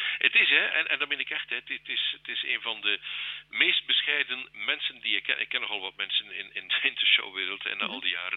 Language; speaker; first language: Dutch; native; Dutch